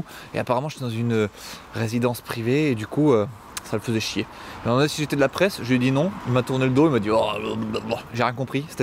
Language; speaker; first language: French; native; French